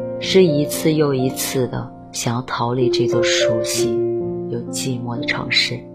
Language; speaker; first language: Chinese; native; Chinese